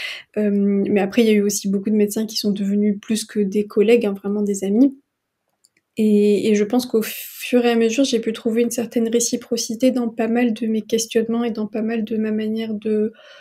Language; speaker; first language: French; non-native, local second language; Arabic